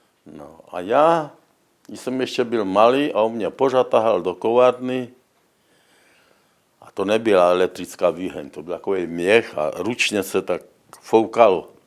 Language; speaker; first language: Czech; non-native, local second language; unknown